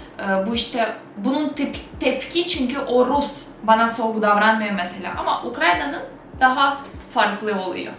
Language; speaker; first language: Turkish; non-native, fluent; Russian